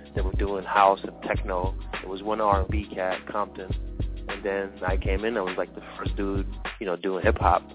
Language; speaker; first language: English; early bilingual, other home language; French